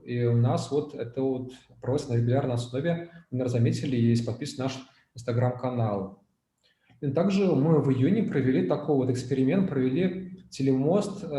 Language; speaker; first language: Russian; native; Russian